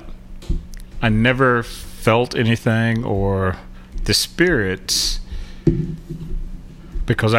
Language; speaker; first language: English; native; English